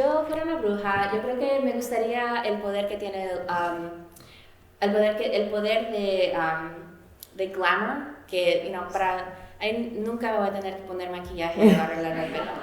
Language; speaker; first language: Spanish; early bilingual, heritage; Spanish